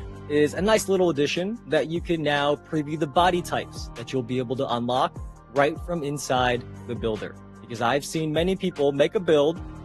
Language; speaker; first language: English; native; English